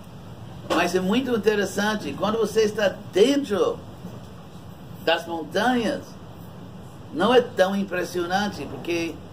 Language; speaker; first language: Portuguese; non-native, fluent; English